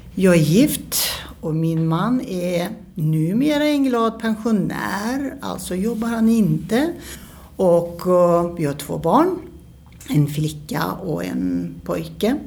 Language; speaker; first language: Swedish; early bilingual, other home language; Turkish